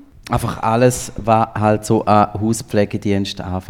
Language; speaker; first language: German; native; German